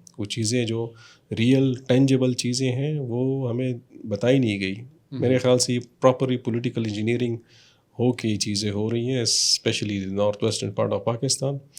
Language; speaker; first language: Urdu; non-native, local second language; Pashto